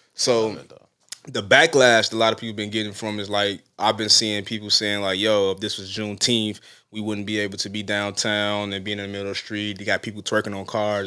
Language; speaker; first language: English; native; English